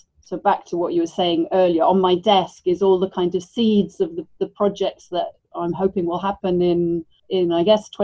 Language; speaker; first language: English; native; English